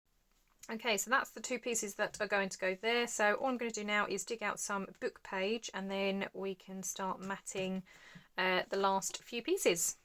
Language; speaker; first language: English; native; English